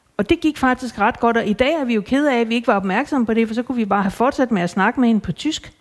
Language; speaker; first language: Danish; native; Danish